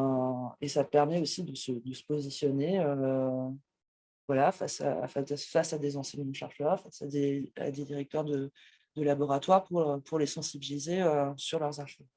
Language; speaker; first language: French; native; French